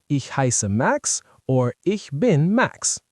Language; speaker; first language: German; non-native, fluent; English